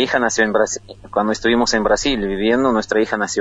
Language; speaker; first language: Spanish; non-native, fluent; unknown